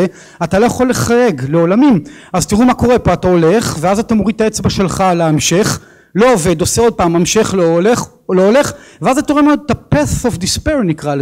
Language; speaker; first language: Hebrew; native; Hebrew